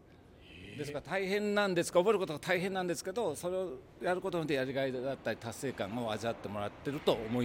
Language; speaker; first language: Japanese; native; Japanese